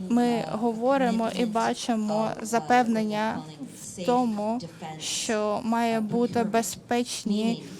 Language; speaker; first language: Ukrainian; early bilingual, heritage; Ukrainian